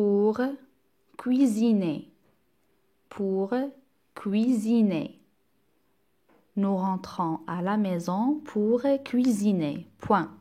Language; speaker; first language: French; non-native, local second language; Arabic